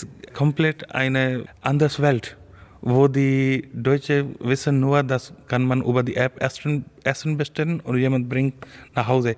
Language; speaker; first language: German; non-native, fluent; Urdu